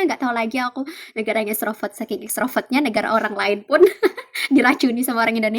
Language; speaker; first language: Indonesian; native; Indonesian